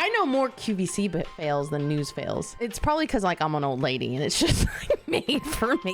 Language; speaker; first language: English; native; English